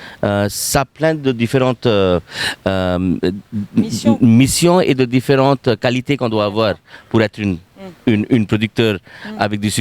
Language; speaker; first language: French; non-native, fluent; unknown